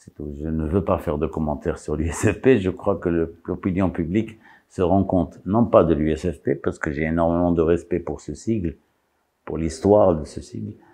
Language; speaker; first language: French; non-native, local second language; Arabic